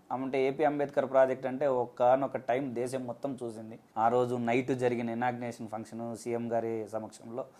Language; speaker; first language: Telugu; native; Telugu